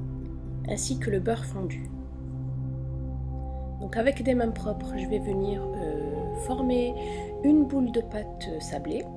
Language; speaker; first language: French; native; French